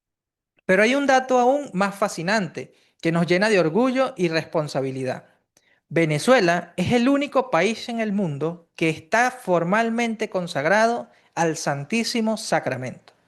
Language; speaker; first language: Spanish; native; Spanish